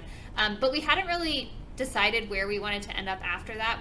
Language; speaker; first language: English; native; English